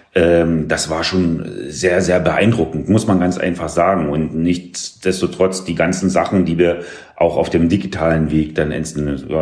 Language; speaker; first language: German; native; German